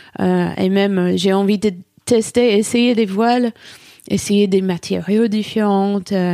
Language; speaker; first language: French; non-native, fluent; English